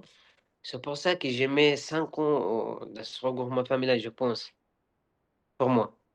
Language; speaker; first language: French; non-native, learner; Arabic